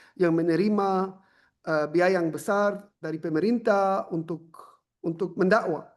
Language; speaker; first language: Indonesian; non-native, learner; French